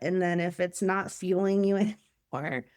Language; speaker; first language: English; native; English